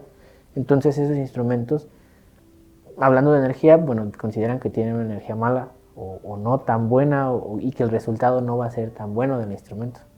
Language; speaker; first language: Spanish; native; Spanish